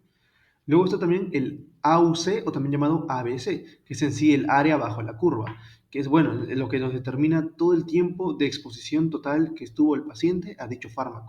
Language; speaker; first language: Spanish; native; Spanish